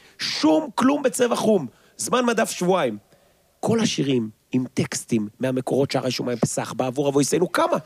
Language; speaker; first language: Hebrew; native; Hebrew